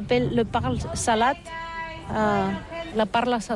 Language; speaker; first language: French; non-native, learner; Catalan